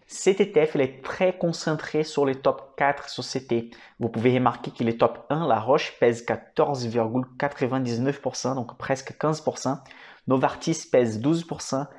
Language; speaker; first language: French; non-native, fluent; Portuguese